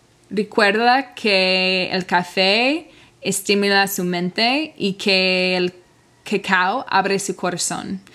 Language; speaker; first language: Spanish; early bilingual, other home language; English